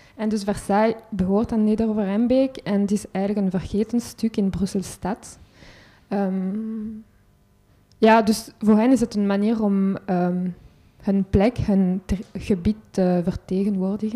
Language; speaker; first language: Dutch; non-native, local second language; French